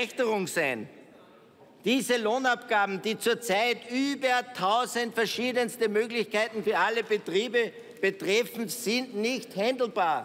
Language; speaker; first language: German; native; German